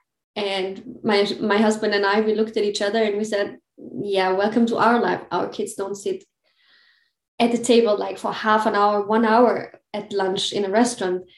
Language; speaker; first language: English; non-native, fluent; German